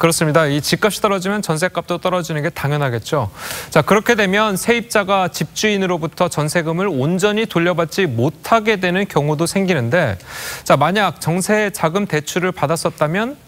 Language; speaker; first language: Korean; native; Korean